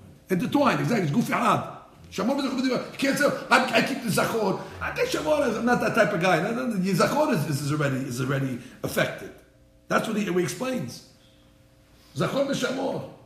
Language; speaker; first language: English; native; English